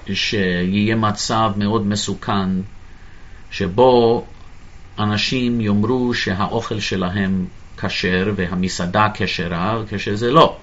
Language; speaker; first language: Hebrew; non-native, fluent; English